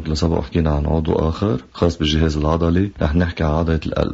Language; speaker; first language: Arabic; native; Arabic